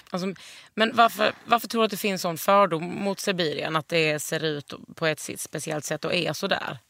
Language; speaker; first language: Swedish; native; Swedish